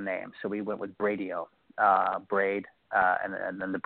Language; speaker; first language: English; native; English